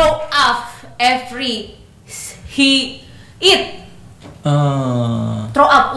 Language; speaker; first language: English; non-native, learner; Indonesian